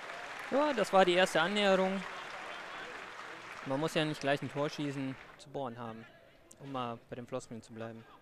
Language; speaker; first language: German; native; German